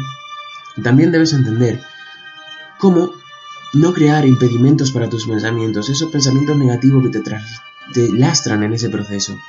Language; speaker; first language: Spanish; native; Spanish